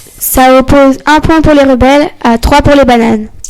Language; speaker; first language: French; native; French